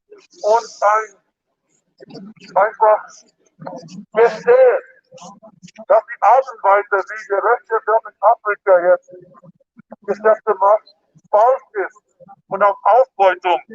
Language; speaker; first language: German; non-native, fluent; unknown